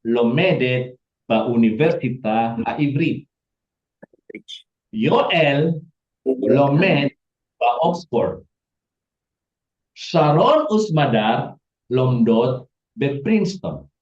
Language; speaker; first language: Hebrew; non-native, fluent; Indonesian